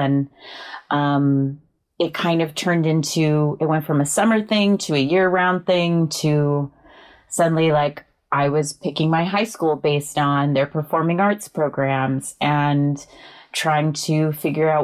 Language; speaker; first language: English; native; English